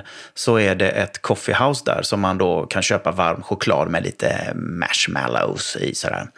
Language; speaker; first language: Swedish; native; Swedish